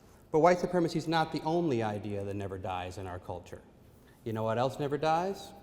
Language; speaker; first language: English; native; English